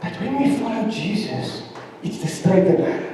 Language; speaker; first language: English; non-native, local second language; Afrikaans